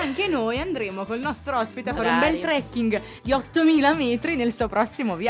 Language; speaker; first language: Italian; native; Italian